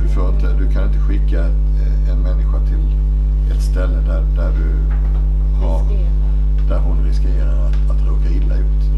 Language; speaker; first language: Swedish; native; Swedish